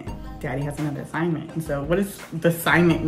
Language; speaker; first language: English; native; English